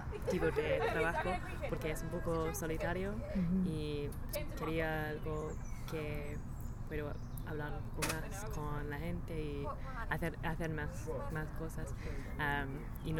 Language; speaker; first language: Spanish; non-native, learner; English